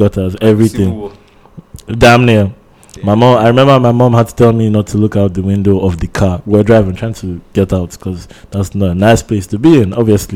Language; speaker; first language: English; non-native, local second language; Yoruba